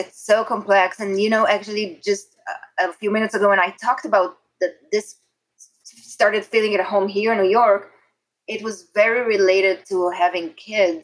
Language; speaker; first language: English; non-native, fluent; Hebrew